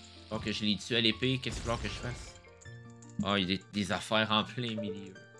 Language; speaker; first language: French; native; French